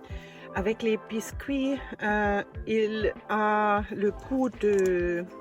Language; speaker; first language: French; non-native, learner; German